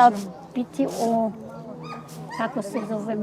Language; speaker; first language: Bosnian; non-native, learner; Arabic